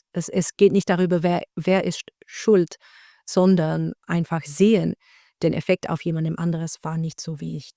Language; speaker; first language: German; non-native, fluent; Dutch